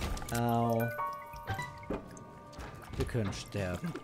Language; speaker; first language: German; native; German